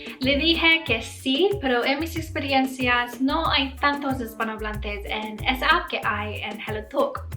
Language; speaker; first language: Spanish; non-native, learner; English